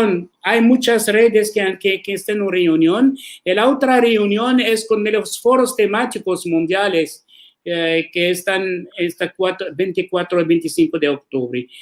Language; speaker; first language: Spanish; non-native, learner; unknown